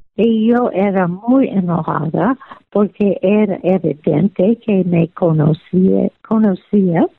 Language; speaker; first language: Spanish; non-native, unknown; English